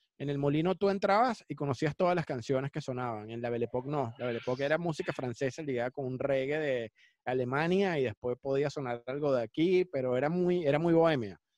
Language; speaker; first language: Spanish; native; Spanish